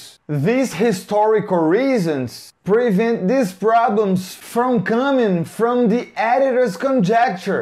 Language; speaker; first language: English; non-native, fluent; Portuguese